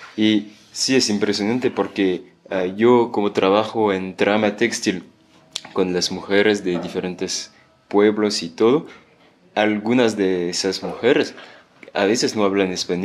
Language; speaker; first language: Spanish; non-native, fluent; French